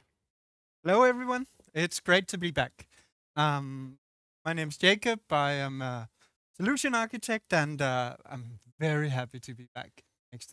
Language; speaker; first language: English; non-native, fluent; Danish